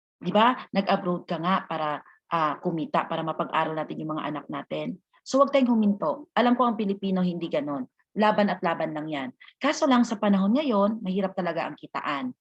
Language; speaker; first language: Filipino; non-native, local second language; Hiligaynon